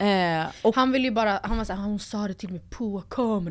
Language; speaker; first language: Swedish; native; Swedish